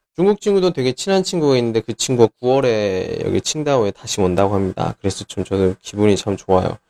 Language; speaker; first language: Korean; native; Korean